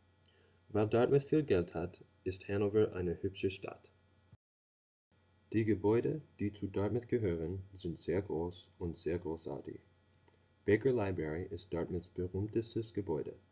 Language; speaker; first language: German; non-native, learner; English